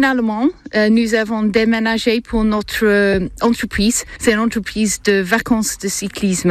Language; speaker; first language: French; non-native, learner; English